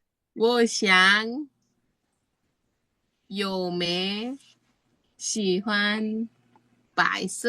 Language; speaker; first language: Chinese; non-native, learner; Indonesian